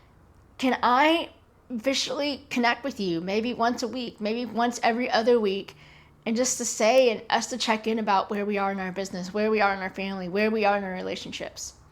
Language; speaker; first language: English; native; English